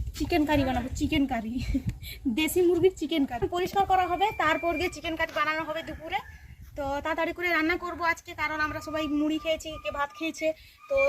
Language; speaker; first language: Bangla; native; Bangla